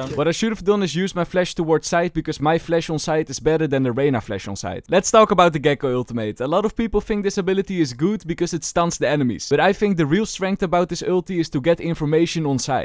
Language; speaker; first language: English; non-native, fluent; Dutch